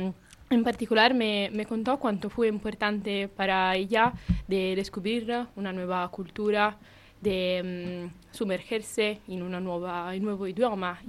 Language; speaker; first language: Spanish; non-native, fluent; Italian